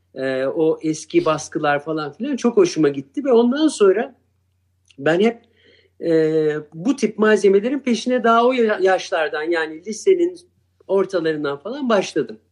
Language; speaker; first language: Turkish; native; Turkish